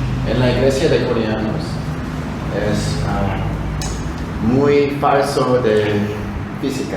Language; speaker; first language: Spanish; non-native, learner; Korean